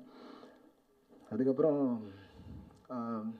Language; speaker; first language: Tamil; native; Tamil